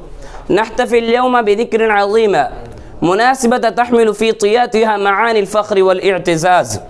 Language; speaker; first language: Arabic; non-native, learner; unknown